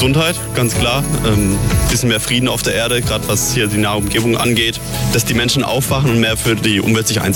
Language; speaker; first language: German; native; German